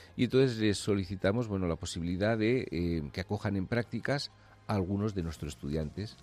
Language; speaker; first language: Spanish; native; Spanish